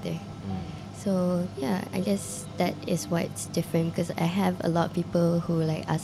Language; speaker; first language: English; non-native, local second language; Malay